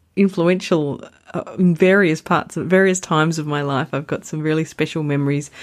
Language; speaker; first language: English; native; English